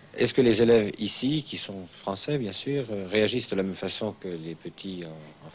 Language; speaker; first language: French; native; French